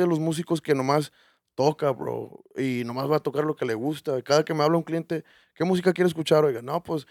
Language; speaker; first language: Spanish; early bilingual, heritage; Spanish